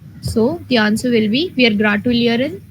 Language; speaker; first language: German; non-native, fluent; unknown